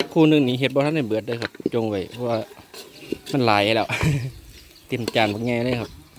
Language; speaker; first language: Thai; native; Thai